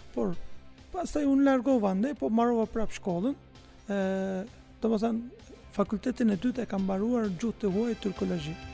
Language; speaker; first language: Albanian; non-native, fluent; Turkish